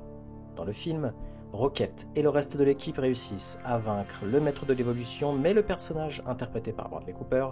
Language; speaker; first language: French; native; French